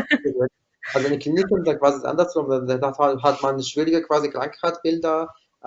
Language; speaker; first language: German; non-native, fluent; Arabic